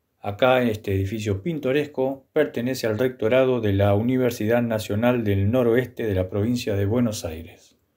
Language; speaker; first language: Spanish; native; Spanish